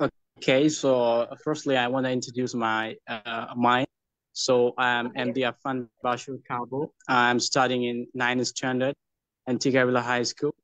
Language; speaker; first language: English; non-native, learner; Bangla